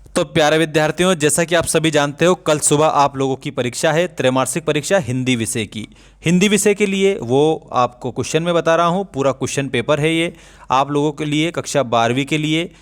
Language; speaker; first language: Hindi; native; Hindi